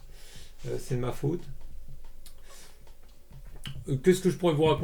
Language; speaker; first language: French; native; French